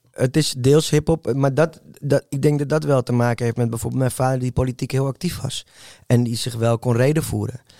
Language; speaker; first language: Dutch; early bilingual, other home language; Spanish